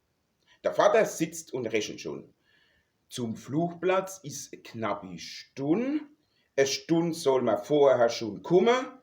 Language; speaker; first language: German; native; German